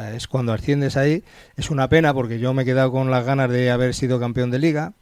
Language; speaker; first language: Spanish; native; Spanish